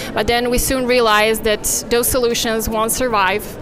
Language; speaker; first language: English; non-native, fluent; Serbian